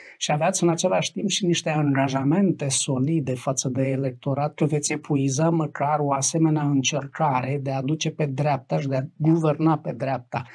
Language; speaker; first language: Romanian; native; Romanian